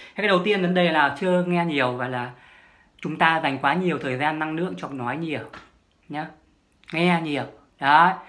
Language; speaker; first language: Vietnamese; native; Vietnamese